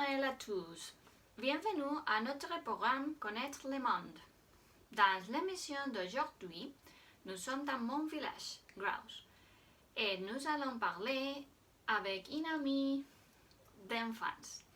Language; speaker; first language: French; non-native, learner; Spanish